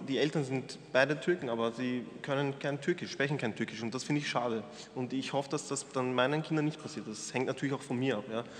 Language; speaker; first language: German; early bilingual, other home language; Turkish